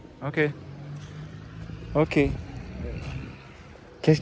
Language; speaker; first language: French; non-native, learner; English